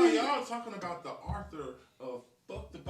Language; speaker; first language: English; native; English